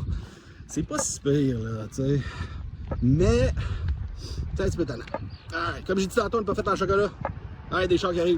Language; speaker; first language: French; native; French